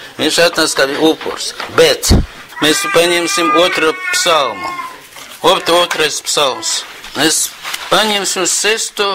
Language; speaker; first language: Latvian; non-native, local second language; Russian